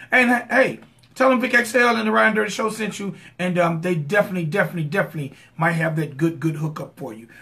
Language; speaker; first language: English; native; English